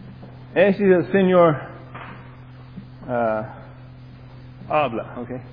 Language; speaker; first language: Spanish; non-native, fluent; English